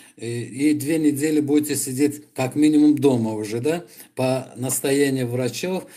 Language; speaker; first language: Russian; non-native, local second language; Azerbaijani